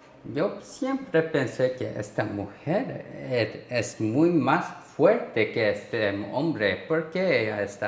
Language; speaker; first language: Spanish; non-native, learner; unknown